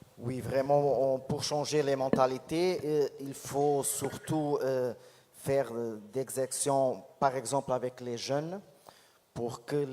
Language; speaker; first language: French; non-native, fluent; Portuguese